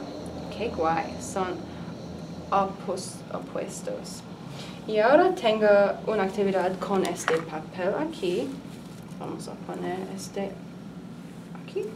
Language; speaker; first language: Spanish; non-native, learner; English